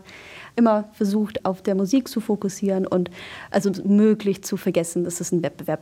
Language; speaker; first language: German; non-native, fluent; English